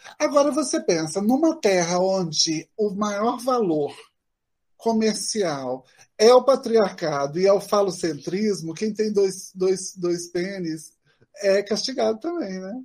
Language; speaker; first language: Portuguese; native; Portuguese